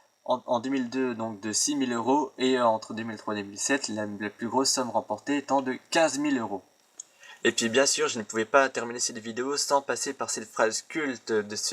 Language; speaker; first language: French; native; French